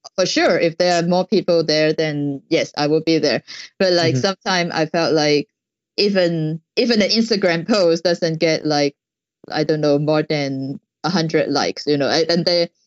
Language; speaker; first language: English; non-native, local second language; Cantonese